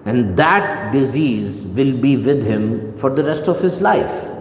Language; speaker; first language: English; non-native, local second language; Urdu